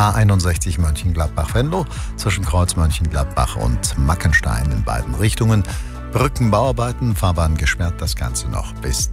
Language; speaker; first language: German; native; German